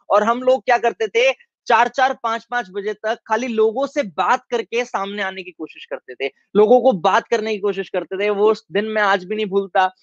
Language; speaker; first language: Hindi; native; Hindi